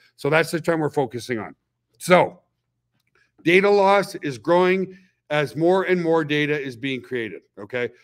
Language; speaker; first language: English; native; English